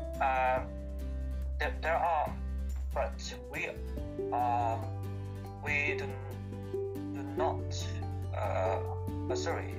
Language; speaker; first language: English; non-native, learner; Korean